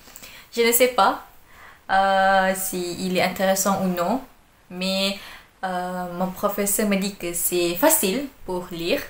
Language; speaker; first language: French; non-native, learner; Malay